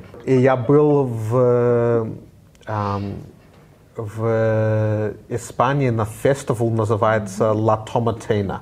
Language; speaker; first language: Russian; early bilingual, heritage; Russian